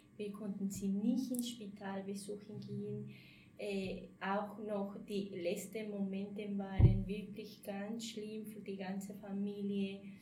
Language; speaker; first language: German; non-native, fluent; Spanish